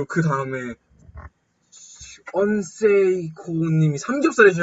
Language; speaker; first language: Korean; native; Korean